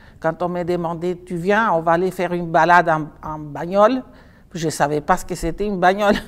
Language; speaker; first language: French; non-native, fluent; Dutch